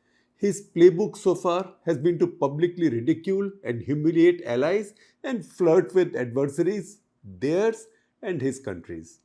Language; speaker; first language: English; non-native, local second language; Hindi